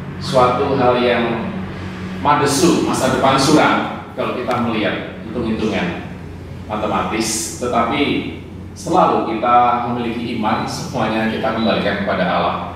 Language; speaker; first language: Indonesian; native; Indonesian